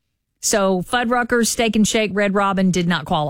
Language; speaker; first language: English; native; English